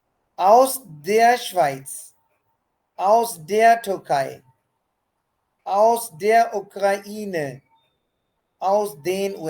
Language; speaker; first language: German; non-native, fluent; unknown